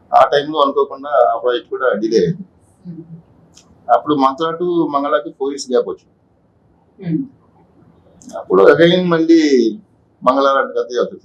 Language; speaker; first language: Telugu; native; Telugu